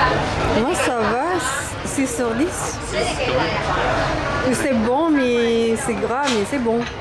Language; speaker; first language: French; non-native, fluent; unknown